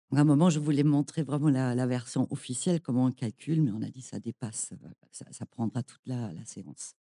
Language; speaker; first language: French; non-native, fluent; German